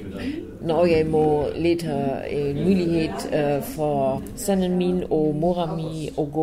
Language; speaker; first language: Norwegian; non-native, learner; German